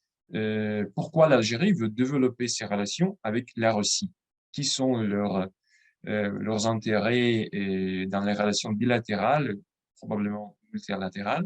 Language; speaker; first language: French; non-native, fluent; Russian